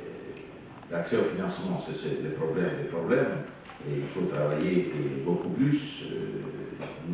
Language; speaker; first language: French; non-native, fluent; Italian